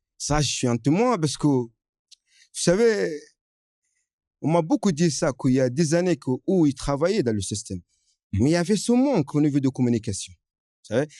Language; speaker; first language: French; non-native, fluent; Arabic